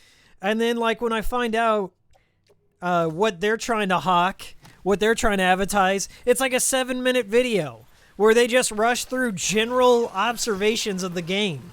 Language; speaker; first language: English; native; English